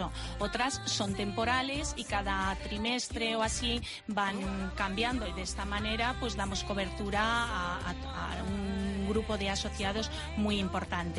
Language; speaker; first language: Spanish; native; Spanish